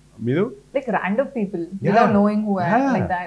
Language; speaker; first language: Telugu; non-native, fluent; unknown